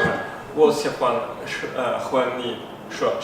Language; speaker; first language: Chinese; non-native, learner; French